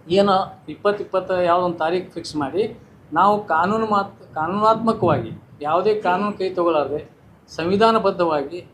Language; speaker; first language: Kannada; native; Kannada